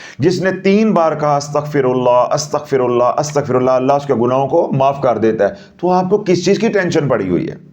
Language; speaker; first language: Urdu; non-native, local second language; Punjabi